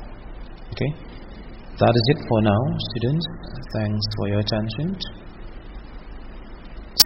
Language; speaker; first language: English; non-native, local second language; Indonesian